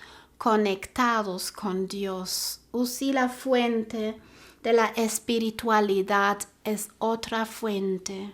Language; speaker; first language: Spanish; non-native, fluent; German